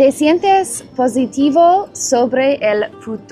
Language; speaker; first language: Spanish; non-native, learner; English